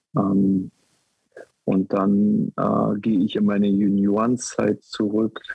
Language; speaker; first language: German; native; German